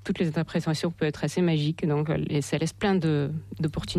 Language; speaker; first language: French; non-native, fluent; Russian